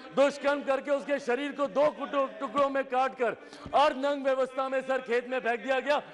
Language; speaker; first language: Hindi; native; Hindi